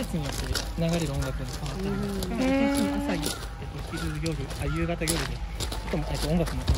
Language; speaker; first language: Japanese; native; Japanese